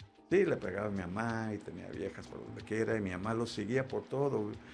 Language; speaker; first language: Spanish; early bilingual, heritage; Spanish